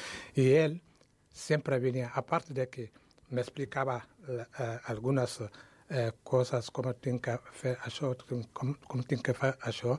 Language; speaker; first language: Catalan; non-native, learner; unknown